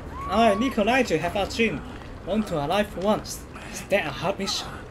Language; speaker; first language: English; non-native, learner; Chinese